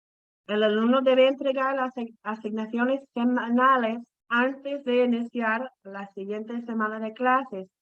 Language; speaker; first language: Spanish; non-native, fluent; English